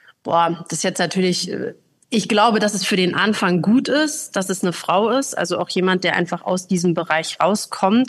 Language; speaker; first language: German; native; German